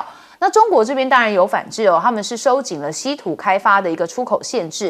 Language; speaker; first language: Chinese; native; Chinese